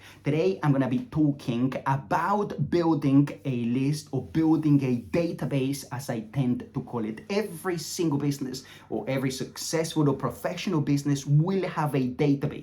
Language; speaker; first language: English; non-native, fluent; Spanish